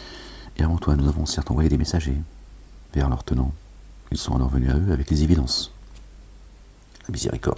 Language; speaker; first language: French; native; French